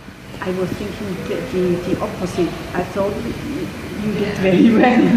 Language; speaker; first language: English; non-native, fluent; French